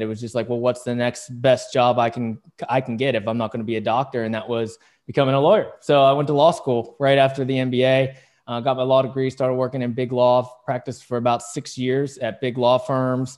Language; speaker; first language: English; native; English